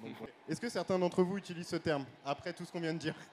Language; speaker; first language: French; native; French